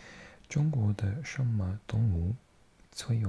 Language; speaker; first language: Chinese; non-native, learner; English